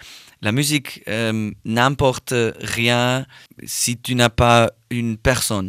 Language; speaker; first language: French; non-native, learner; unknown